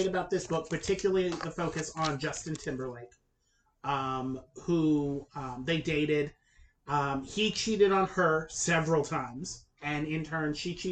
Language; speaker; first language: English; native; English